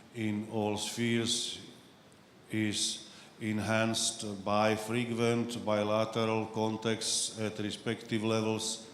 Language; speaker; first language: English; non-native, fluent; Slovak